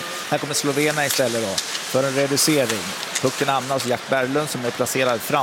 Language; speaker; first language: Swedish; native; Swedish